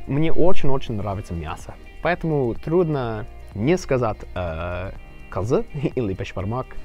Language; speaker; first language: Russian; non-native, learner; English